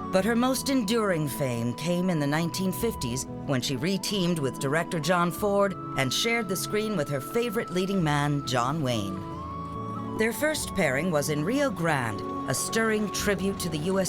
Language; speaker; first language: English; native; English